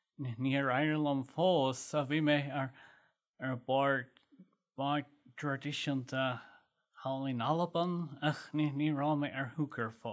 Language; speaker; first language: Irish; non-native, learner; German